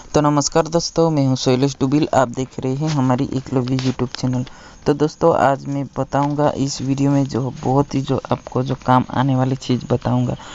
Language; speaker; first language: Hindi; non-native, local second language; Gujarati